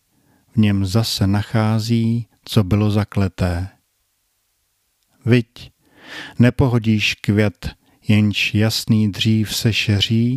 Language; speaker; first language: Czech; native; Czech